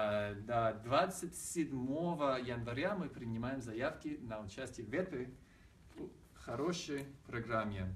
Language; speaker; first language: Russian; non-native, fluent; English